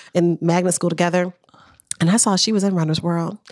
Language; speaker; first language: English; native; English